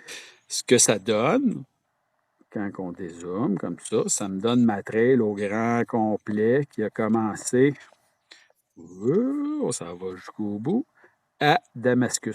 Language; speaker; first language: French; native; French